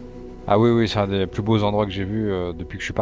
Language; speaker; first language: French; native; French